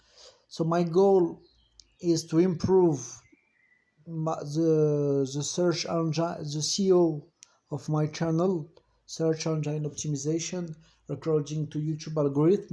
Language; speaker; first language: English; non-native, fluent; French